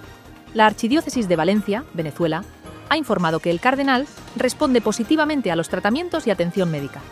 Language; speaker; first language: Spanish; native; Spanish